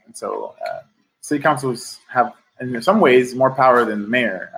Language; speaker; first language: English; native; English